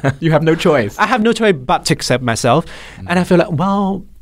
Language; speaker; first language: English; non-native, fluent; Chinese